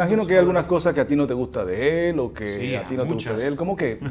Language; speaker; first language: Spanish; native; Spanish